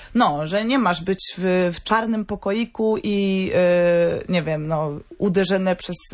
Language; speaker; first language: Polish; non-native, fluent; Norwegian